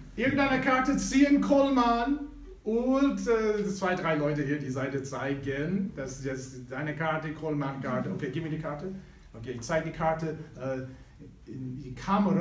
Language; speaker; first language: German; non-native, fluent; English